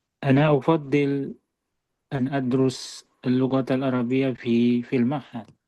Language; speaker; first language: Arabic; non-native, learner; Indonesian